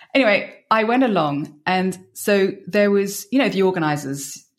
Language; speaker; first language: English; native; English